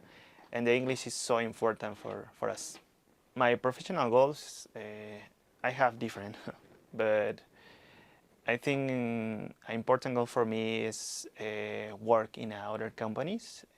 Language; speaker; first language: English; non-native, learner; Spanish